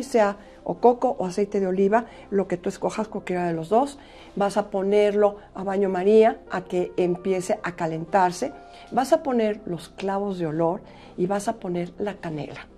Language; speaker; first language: Spanish; native; Spanish